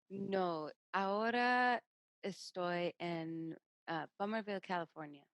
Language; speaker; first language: Spanish; non-native, learner; English